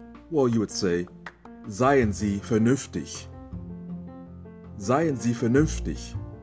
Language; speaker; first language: English; native; English